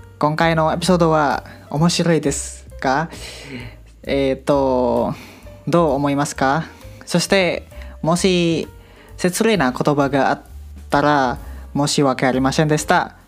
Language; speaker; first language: Japanese; non-native, learner; Indonesian